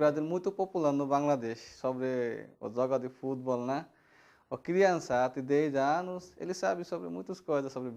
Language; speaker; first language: Portuguese; non-native, learner; Bangla